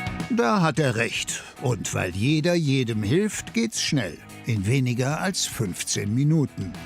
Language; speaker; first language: German; native; German